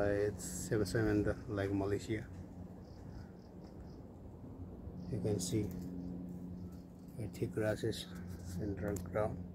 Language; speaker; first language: English; non-native, learner; Nepali